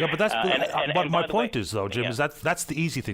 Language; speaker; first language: English; native; English